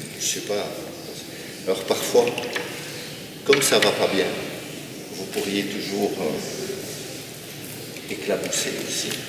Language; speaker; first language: French; native; French